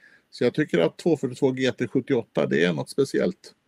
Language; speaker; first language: Swedish; native; Swedish